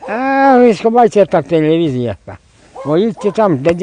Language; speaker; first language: Polish; non-native, learner; Russian